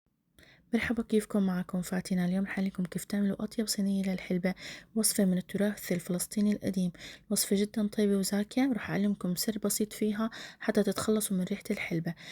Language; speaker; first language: Arabic; native; Arabic